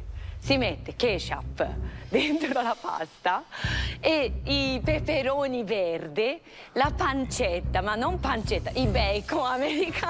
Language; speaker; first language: Italian; non-native, fluent; Japanese